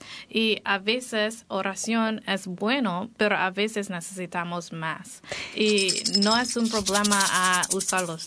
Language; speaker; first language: Spanish; non-native, learner; English